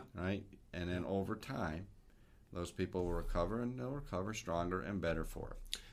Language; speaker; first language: English; native; English